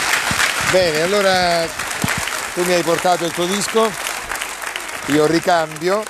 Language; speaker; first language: Italian; native; Italian